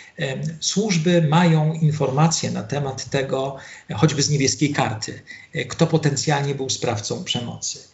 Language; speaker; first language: Polish; native; Polish